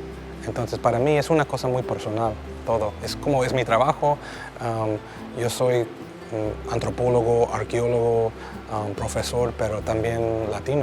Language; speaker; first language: Spanish; early bilingual, heritage; Spanish